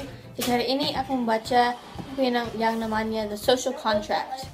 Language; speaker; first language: Indonesian; early bilingual, other home language; English